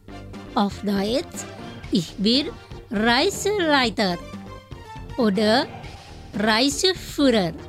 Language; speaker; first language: German; non-native, fluent; Indonesian